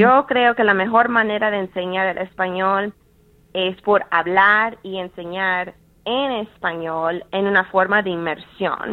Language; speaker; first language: Spanish; early bilingual, heritage; Spanish